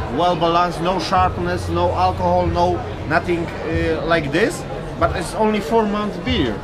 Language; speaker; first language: English; non-native, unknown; Polish